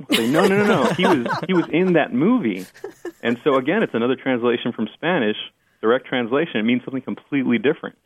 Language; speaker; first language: English; early bilingual, other home language; Spanish